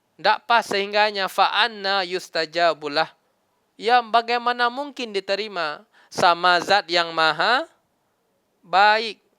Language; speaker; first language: Malay; non-native, local second language; Minangkabau